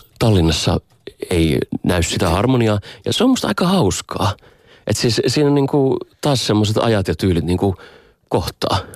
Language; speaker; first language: Finnish; native; Finnish